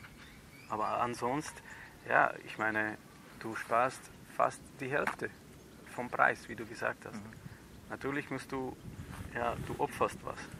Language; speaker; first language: German; non-native, fluent; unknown